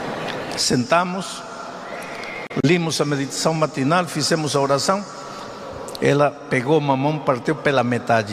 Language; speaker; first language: Portuguese; non-native, fluent; Spanish